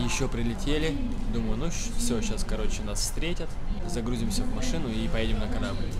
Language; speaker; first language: Russian; native; Russian